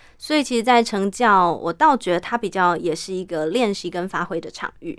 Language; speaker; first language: Chinese; native; Chinese